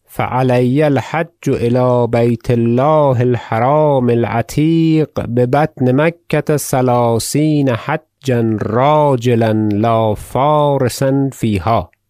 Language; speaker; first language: Arabic; non-native, fluent; Persian